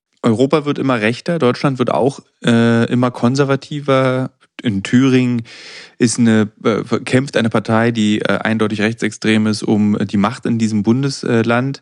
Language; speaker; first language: German; native; German